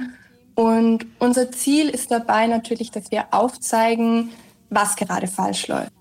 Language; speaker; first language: German; native; German